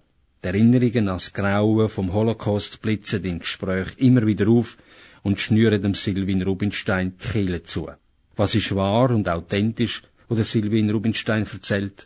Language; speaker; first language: German; native; German